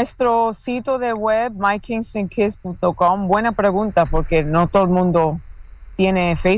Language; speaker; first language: Spanish; non-native, fluent; English